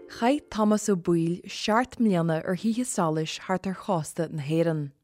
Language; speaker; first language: Irish; native; Irish